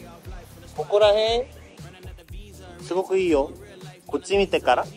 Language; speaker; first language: Japanese; non-native, fluent; Korean